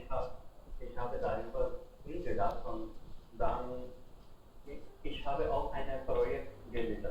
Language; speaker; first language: German; non-native, learner; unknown